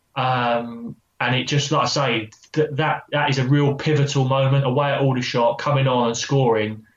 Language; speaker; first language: English; native; English